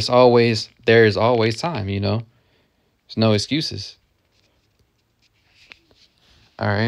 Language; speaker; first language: English; native; English